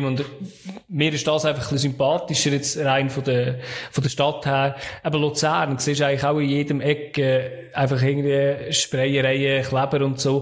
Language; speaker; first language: German; native; German